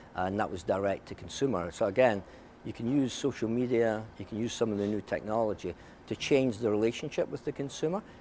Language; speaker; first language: English; native; English